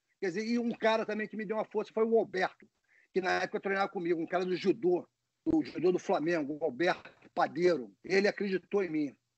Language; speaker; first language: Portuguese; native; Portuguese